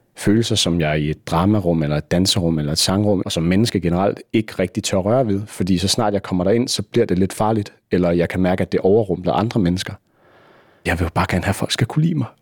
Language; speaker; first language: Danish; native; Danish